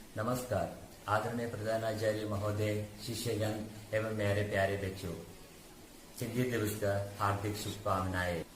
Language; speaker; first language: Hindi; non-native, local second language; Malayalam